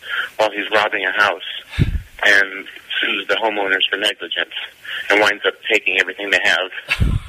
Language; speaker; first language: English; native; English